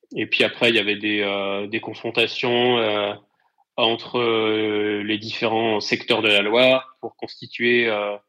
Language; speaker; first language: French; native; French